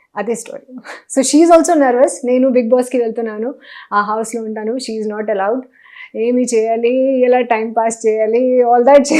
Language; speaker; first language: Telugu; non-native, local second language; Hindi